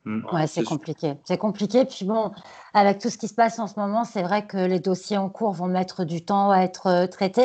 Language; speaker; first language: French; native; French